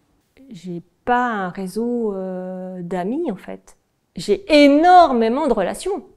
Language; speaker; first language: French; native; French